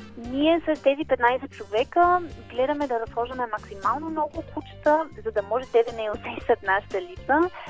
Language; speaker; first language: Bulgarian; non-native, fluent; German